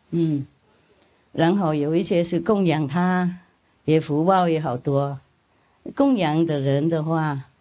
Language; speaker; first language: Chinese; non-native, fluent; Vietnamese